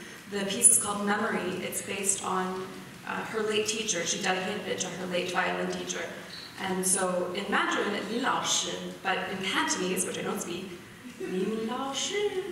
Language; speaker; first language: English; native; English